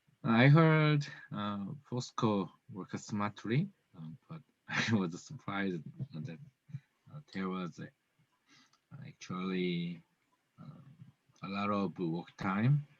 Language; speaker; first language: English; non-native, learner; Korean